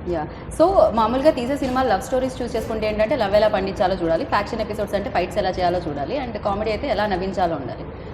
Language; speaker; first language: Telugu; native; Telugu